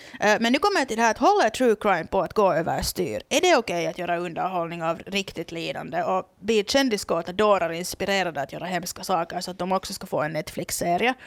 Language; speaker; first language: Swedish; native; Swedish